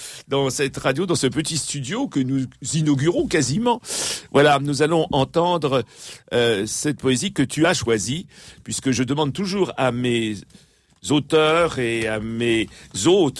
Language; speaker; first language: French; native; French